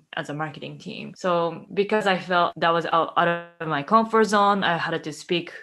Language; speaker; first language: English; non-native, fluent; Japanese